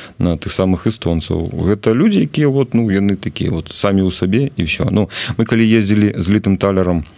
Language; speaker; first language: Belarusian; non-native, local second language; Russian